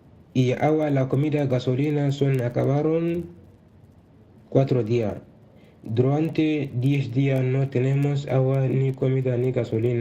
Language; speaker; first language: Spanish; non-native, learner; Soninke